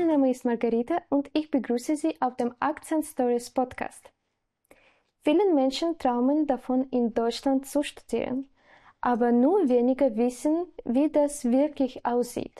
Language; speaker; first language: German; non-native, fluent; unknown